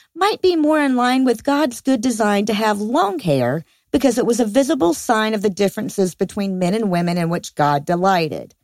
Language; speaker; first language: English; native; English